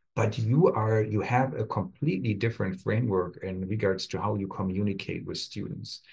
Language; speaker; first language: English; non-native, fluent; German